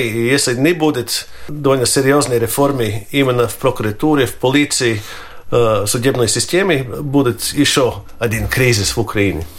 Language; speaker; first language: Russian; non-native, fluent; Latvian